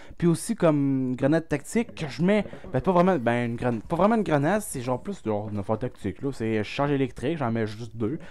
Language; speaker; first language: French; native; French